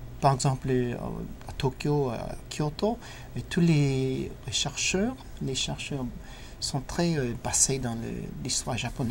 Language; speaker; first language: French; non-native, fluent; English